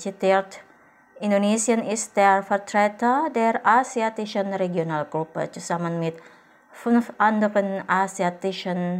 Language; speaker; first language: German; non-native, fluent; Indonesian